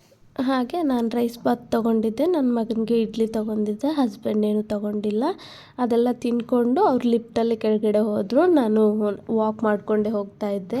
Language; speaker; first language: Kannada; native; Kannada